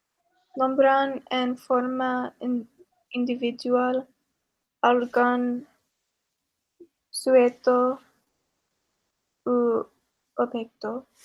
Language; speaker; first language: Spanish; non-native, learner; English